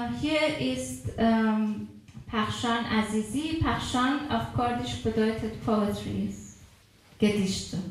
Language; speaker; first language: German; non-native, fluent; Persian